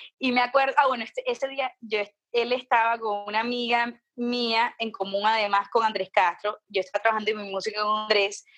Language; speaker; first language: Spanish; native; Spanish